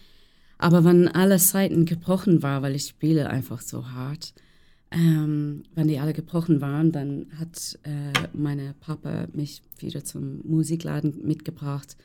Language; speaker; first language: German; non-native, learner; English